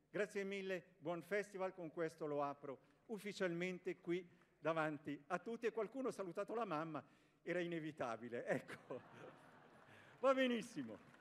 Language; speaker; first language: Italian; native; Italian